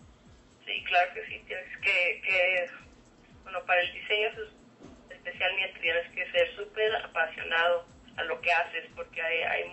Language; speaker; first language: Spanish; early bilingual, heritage; Spanish